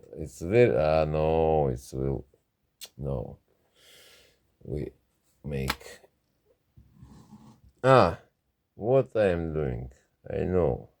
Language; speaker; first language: English; non-native, learner; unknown